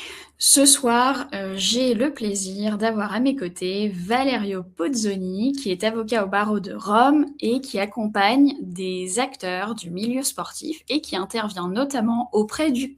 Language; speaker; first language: French; native; French